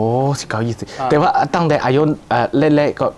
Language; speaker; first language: Thai; non-native, fluent; Chinese